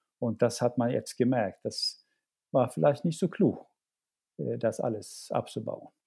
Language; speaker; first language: German; non-native, fluent; Swedish